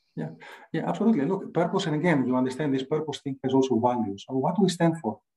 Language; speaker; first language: English; non-native, fluent; Greek